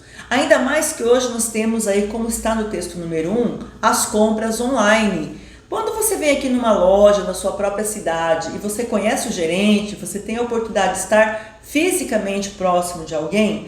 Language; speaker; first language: Portuguese; native; Portuguese